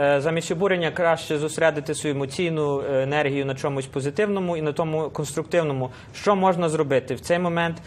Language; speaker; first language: Ukrainian; native; Ukrainian